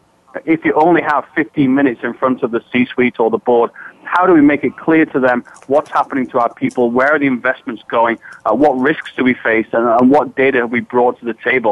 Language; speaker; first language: English; native; English